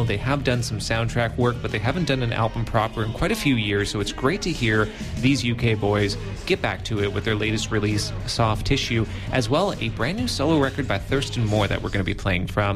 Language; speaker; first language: English; native; English